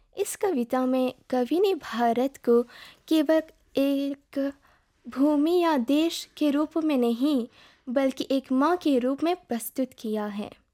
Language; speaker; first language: Hindi; early bilingual, heritage; Hindi